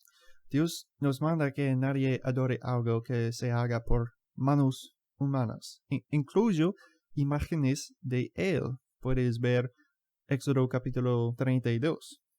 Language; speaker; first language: Spanish; non-native, fluent; English